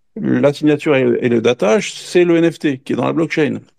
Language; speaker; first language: French; native; French